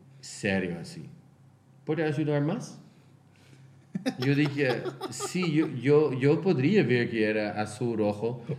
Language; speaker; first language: Spanish; non-native, fluent; Portuguese